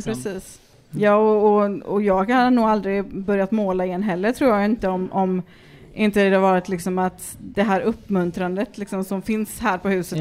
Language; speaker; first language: Swedish; native; Swedish